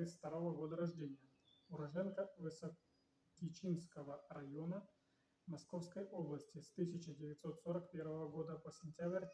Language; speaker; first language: Russian; native; Russian